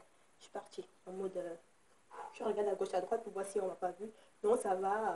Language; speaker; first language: French; native; French